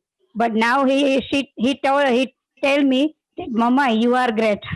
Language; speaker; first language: English; non-native, learner; Gujarati